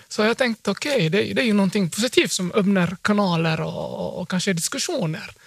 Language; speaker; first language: Swedish; early bilingual, other home language; Somali